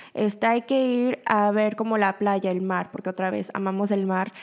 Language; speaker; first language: Spanish; early bilingual, other home language; Korean